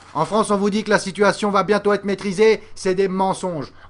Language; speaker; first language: French; native; French